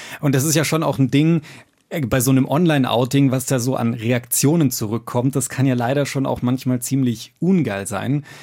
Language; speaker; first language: German; native; German